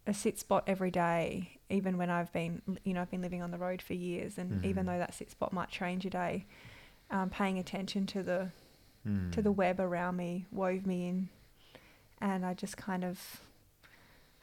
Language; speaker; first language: English; native; English